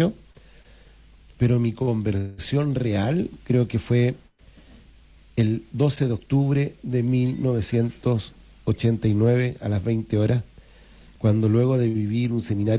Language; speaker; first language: Spanish; native; Spanish